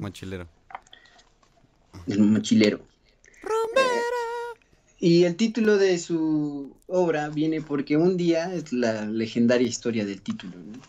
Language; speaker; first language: Spanish; native; Spanish